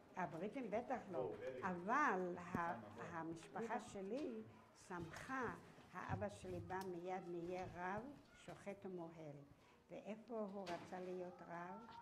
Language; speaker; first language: Hebrew; native; Hebrew